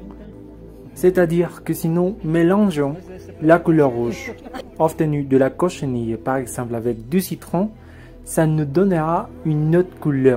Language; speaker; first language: French; non-native, fluent; Spanish